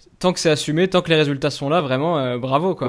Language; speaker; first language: French; native; French